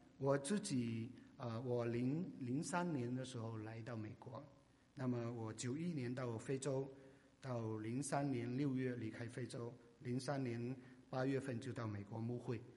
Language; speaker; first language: Chinese; non-native, local second language; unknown